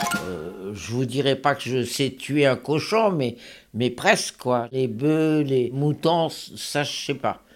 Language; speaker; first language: French; native; French